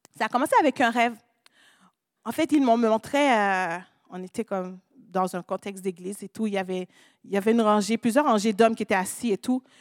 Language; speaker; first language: French; non-native, local second language; Haitian Creole